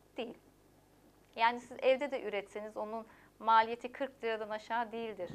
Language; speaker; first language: Turkish; early bilingual, heritage; German